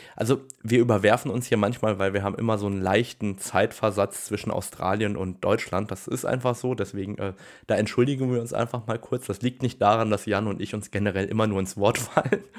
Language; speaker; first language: German; native; German